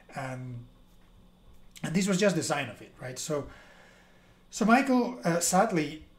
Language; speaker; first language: English; non-native, fluent; Spanish